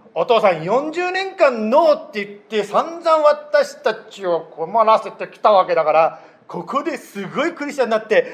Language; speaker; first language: Japanese; native; Japanese